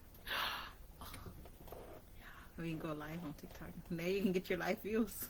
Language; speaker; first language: English; native; English